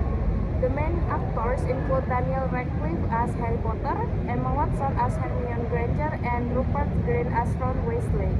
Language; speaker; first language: English; non-native, learner; Indonesian